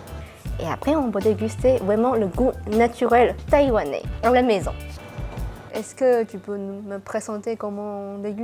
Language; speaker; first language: French; non-native, fluent; Chinese